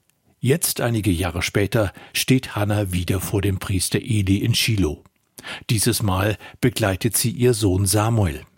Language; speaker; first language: German; native; German